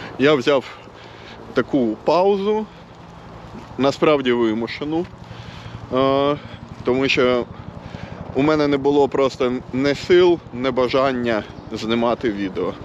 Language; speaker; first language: Ukrainian; non-native, local second language; Russian